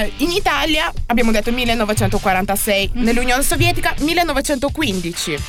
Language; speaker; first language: Italian; native; Italian